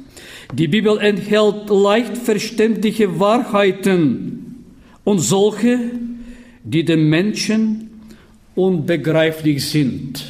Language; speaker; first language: German; non-native, fluent; Bulgarian